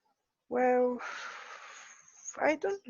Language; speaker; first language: English; non-native, learner; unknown